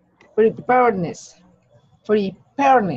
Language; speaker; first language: English; non-native, learner; Spanish